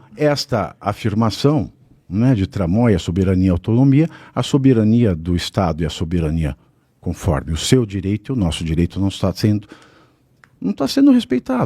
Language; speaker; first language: Portuguese; native; Portuguese